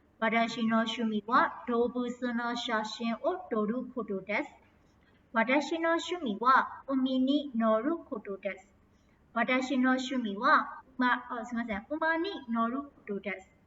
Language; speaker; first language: Japanese; non-native, fluent; Burmese